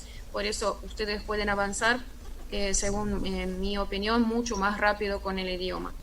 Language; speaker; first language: Spanish; non-native, fluent; Russian